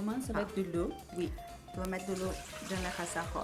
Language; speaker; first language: French; non-native, learner; Portuguese